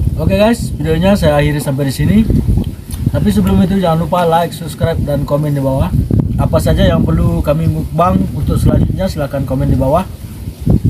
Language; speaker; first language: Indonesian; non-native, local second language; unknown